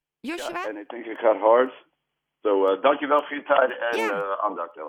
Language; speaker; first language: Dutch; non-native, fluent; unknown